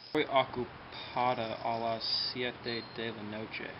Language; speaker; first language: Spanish; non-native, learner; English